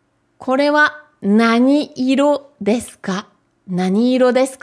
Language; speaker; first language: Japanese; non-native, fluent; French